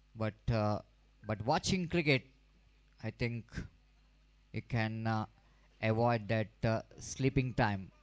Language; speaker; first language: English; non-native, local second language; Kannada